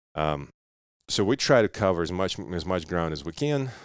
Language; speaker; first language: English; non-native, fluent; Russian